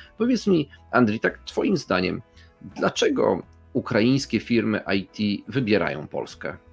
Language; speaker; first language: Polish; native; Polish